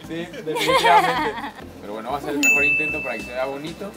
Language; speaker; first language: Spanish; native; Spanish